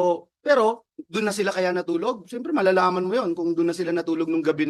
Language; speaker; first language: Filipino; native; Filipino